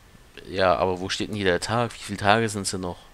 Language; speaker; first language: German; native; German